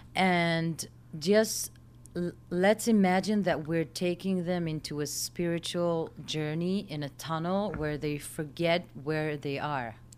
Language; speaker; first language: English; non-native, fluent; Hebrew